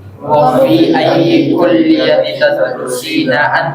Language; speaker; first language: Arabic; non-native, learner; Filipino